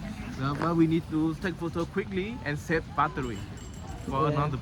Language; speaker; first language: English; non-native, learner; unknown